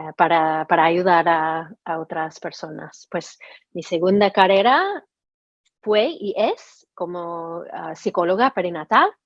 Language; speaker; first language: Spanish; non-native, fluent; English